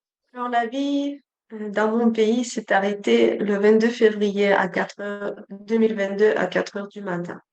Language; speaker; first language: French; non-native, fluent; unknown